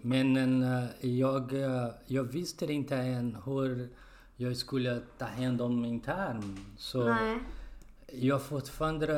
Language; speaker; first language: Swedish; non-native, learner; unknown